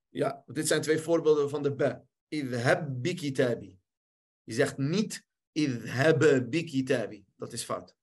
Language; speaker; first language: Dutch; early bilingual, other home language; Arabic